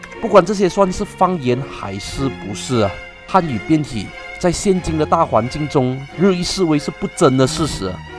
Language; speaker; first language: Chinese; native; Chinese